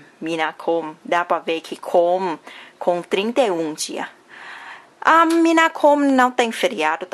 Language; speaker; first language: Portuguese; non-native, learner; Thai